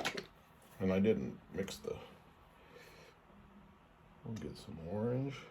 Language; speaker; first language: English; native; English